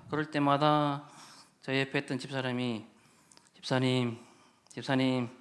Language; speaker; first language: Korean; native; Korean